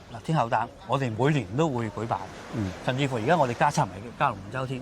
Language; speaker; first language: Cantonese; native; Cantonese